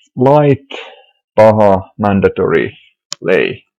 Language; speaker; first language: English; non-native, fluent; Finnish